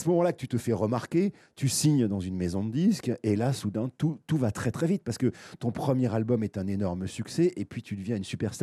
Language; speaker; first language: French; native; French